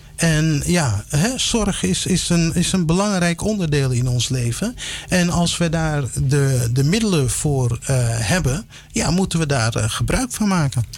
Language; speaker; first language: Dutch; early bilingual, other home language; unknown